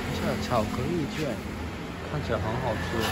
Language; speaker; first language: Chinese; non-native, fluent; Japanese